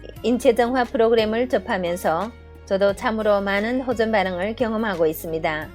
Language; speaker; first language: Korean; native; Korean